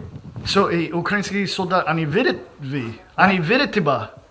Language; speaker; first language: Russian; non-native, learner; English